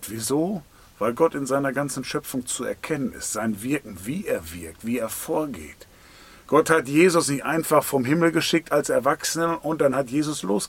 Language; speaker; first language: German; native; German